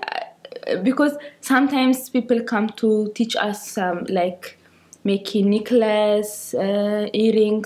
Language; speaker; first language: English; non-native, learner; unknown